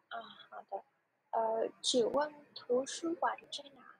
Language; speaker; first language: Chinese; non-native, learner; Vietnamese